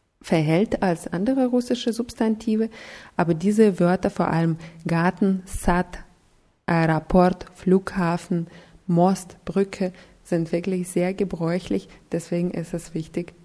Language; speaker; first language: German; non-native, fluent; Russian